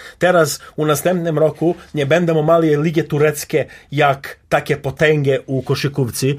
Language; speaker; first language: Polish; non-native, learner; Serbian